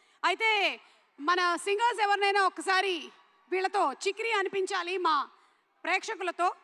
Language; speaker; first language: Telugu; native; Telugu